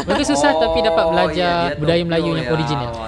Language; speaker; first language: Malay; native; Malay